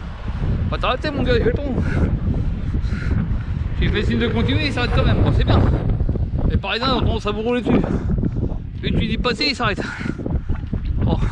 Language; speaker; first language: French; native; French